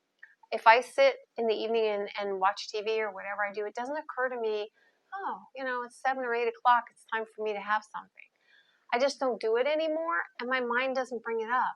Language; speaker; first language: English; native; English